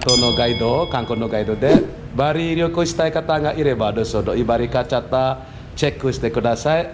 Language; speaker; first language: Japanese; non-native, local second language; Indonesian